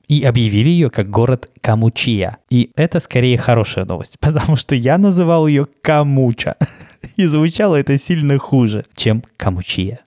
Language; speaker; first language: Russian; native; Russian